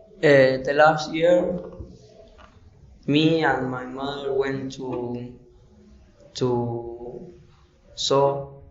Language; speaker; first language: English; non-native, learner; Spanish